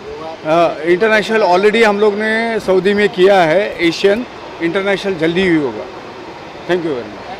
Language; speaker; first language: Hindi; native; Hindi